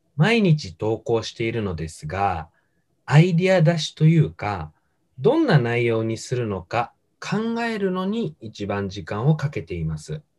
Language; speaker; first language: Japanese; native; Japanese